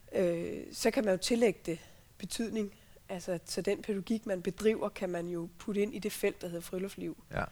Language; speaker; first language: Danish; native; Danish